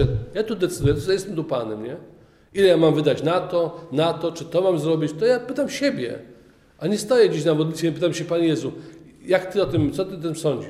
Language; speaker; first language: Polish; native; Polish